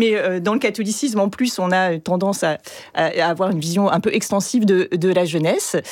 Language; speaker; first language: French; native; French